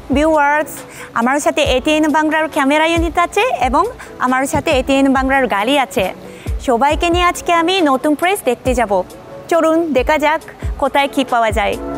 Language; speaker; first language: Bangla; non-native, fluent; Japanese